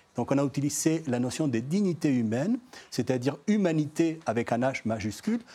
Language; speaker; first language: French; non-native, fluent; Spanish